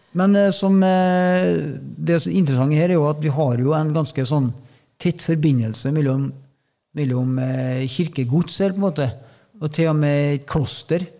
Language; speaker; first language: Norwegian; native; Norwegian